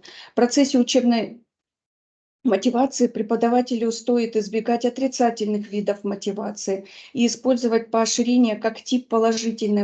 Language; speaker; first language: Russian; native; Russian